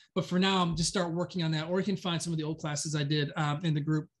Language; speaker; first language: English; native; English